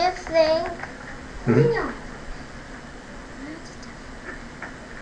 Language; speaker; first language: English; non-native, learner; Korean